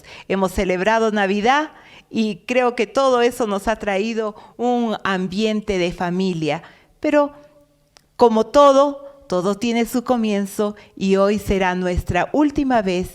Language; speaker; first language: Spanish; native; Spanish